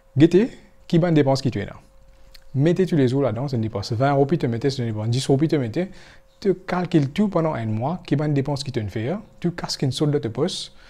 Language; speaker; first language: French; non-native, local second language; Morisyen